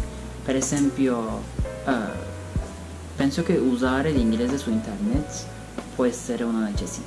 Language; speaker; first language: Italian; non-native, learner; Turkish